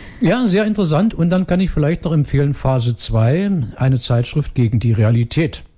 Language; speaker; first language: German; native; German